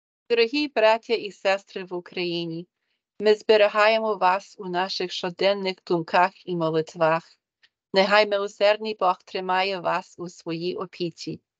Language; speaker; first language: Ukrainian; early bilingual, heritage; Ukrainian